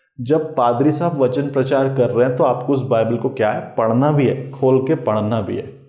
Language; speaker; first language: Hindi; native; Hindi